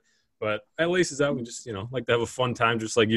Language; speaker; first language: English; native; English